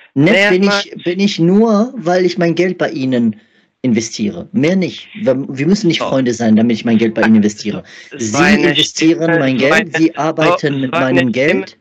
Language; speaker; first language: German; native; German